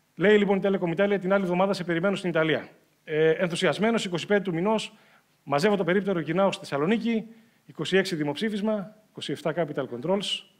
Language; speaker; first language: Greek; native; Greek